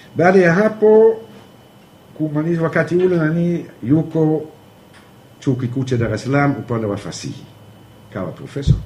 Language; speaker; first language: Swahili; non-native, fluent; German